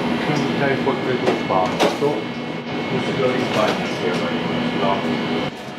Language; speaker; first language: Japanese; native; Japanese